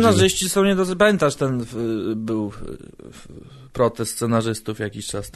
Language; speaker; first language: Polish; native; Polish